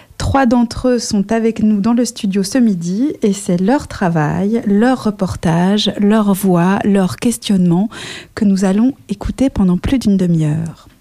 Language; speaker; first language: French; native; French